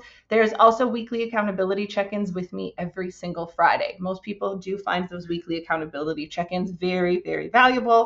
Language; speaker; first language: English; native; English